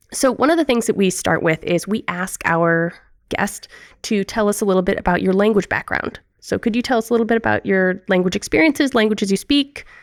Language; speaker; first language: English; native; English